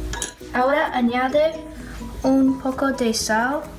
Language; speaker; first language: Spanish; non-native, learner; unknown